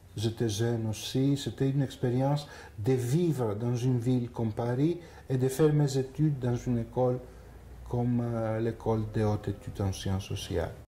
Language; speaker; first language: French; non-native, fluent; Greek